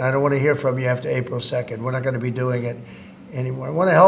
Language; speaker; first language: English; native; English